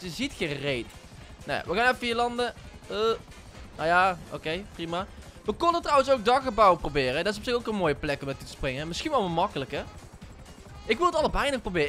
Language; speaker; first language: Dutch; native; Dutch